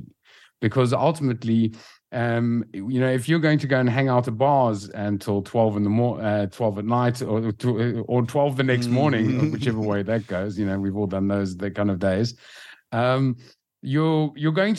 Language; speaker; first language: English; native; English